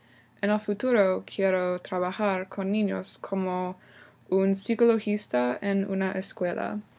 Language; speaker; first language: Spanish; non-native, learner; English